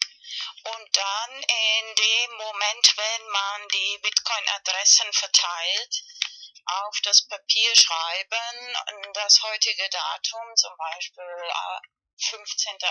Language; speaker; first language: German; non-native, learner; Spanish